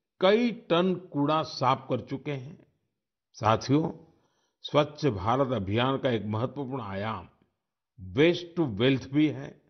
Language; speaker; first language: Hindi; non-native, local second language; Gujarati